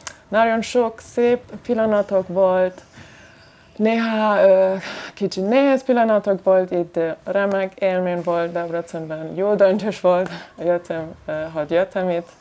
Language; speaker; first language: Hungarian; non-native, learner; German